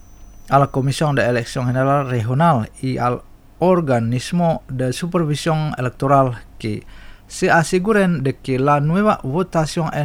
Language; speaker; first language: Spanish; non-native, fluent; Indonesian